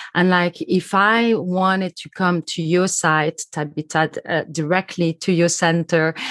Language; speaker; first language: English; non-native, fluent; French